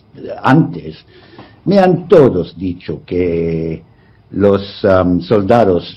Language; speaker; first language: Spanish; non-native, fluent; English